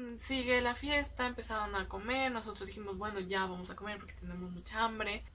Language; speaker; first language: Spanish; native; Spanish